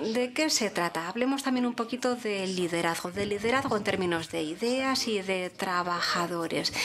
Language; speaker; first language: Spanish; non-native, fluent; English